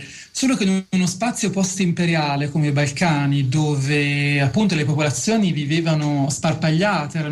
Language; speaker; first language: Italian; native; Italian